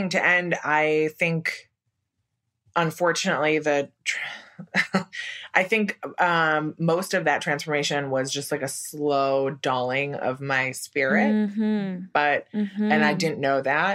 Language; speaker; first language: English; native; English